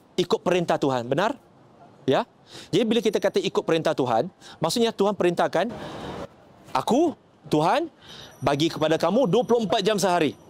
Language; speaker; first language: Malay; non-native, local second language; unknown